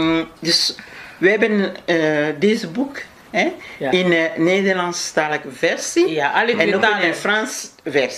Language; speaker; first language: Dutch; non-native, learner; Lingala